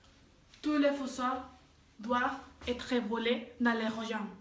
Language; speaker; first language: French; non-native, learner; Spanish